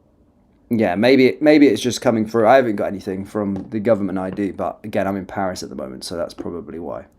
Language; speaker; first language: English; native; English